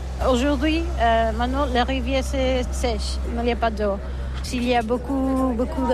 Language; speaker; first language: French; non-native, learner; Catalan